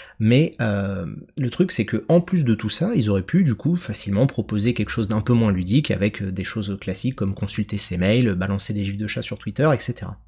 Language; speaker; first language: French; native; French